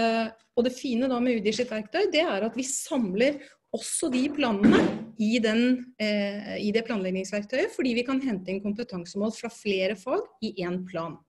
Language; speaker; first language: Norwegian; native; Norwegian